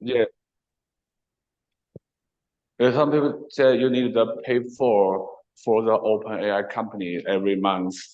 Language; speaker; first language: English; non-native, learner; Chinese